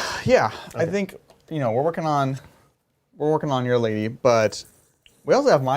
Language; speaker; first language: English; native; English